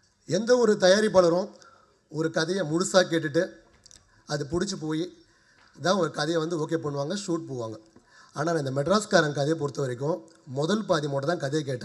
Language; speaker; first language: Tamil; native; Tamil